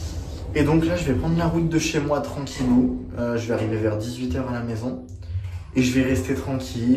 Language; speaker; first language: French; native; French